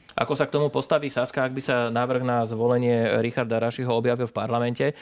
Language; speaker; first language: Slovak; native; Slovak